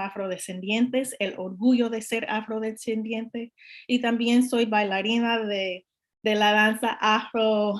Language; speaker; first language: Spanish; non-native, learner; English